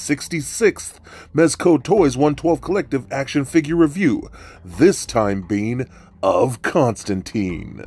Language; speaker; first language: English; native; English